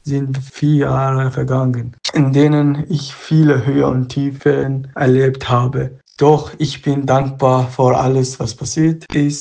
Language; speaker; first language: German; non-native, local second language; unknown